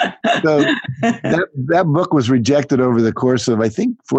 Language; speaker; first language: English; native; English